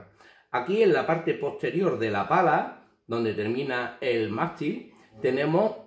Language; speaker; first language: Spanish; native; Spanish